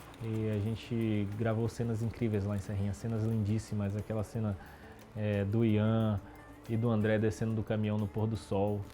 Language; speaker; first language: Portuguese; native; Portuguese